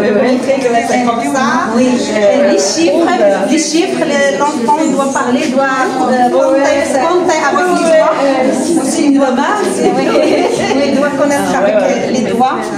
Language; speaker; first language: French; non-native, local second language; Arabic